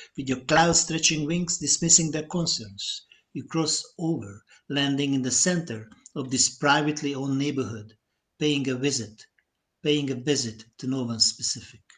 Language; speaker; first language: English; non-native, fluent; Hungarian